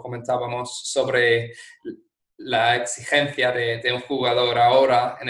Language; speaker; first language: Spanish; non-native, fluent; English